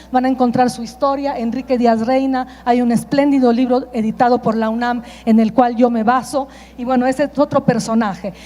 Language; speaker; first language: Spanish; non-native, fluent; Italian